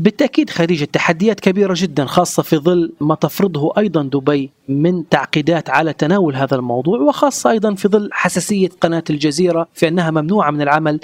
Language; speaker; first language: Arabic; native; Arabic